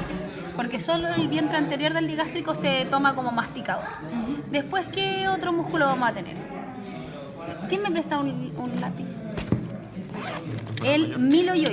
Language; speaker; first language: Spanish; native; Spanish